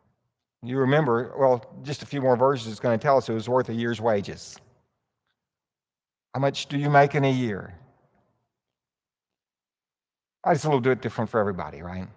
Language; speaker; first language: English; native; English